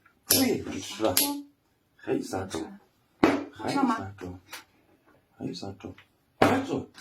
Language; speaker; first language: Chinese; native; Chinese